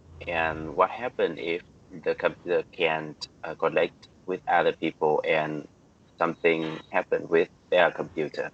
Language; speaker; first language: English; non-native, learner; Vietnamese